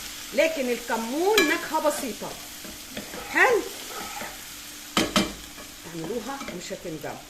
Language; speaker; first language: Arabic; native; Arabic